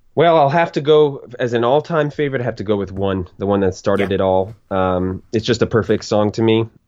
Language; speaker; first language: English; native; English